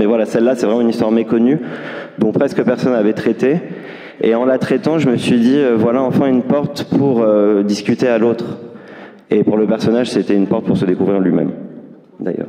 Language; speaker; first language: French; native; French